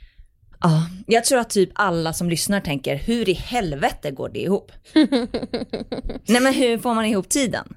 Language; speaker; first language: Swedish; native; Swedish